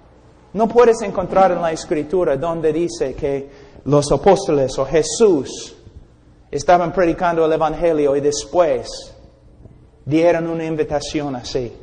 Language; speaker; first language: Spanish; non-native, fluent; English